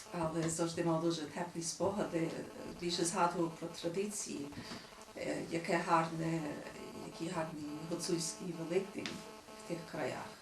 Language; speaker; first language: Ukrainian; early bilingual, heritage; Ukrainian